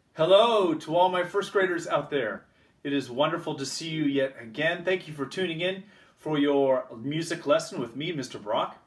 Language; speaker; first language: English; native; English